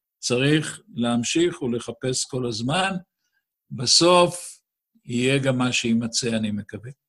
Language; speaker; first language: Hebrew; native; Hebrew